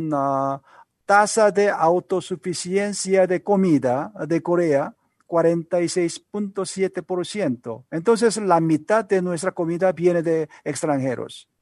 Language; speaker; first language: Spanish; non-native, learner; Korean